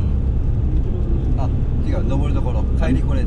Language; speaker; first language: Japanese; non-native, learner; Vietnamese